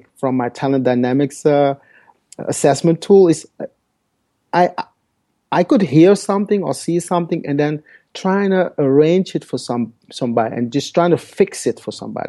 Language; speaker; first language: English; non-native, fluent; Dutch